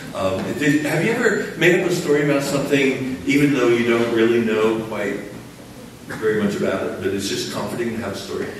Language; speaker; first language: English; native; English